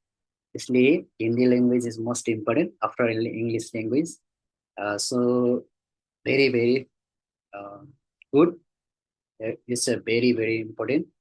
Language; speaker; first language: Hindi; non-native, learner; Nepali